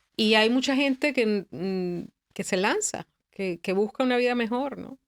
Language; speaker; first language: Spanish; native; Spanish